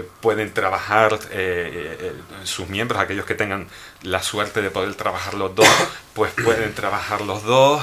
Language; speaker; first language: Spanish; native; Spanish